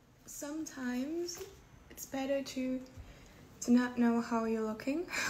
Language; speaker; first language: English; non-native, fluent; German